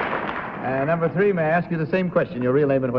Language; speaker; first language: English; native; English